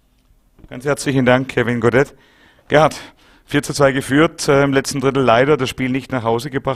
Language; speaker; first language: German; native; German